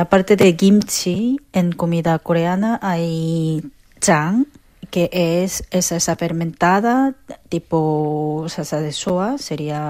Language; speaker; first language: Spanish; non-native, fluent; Korean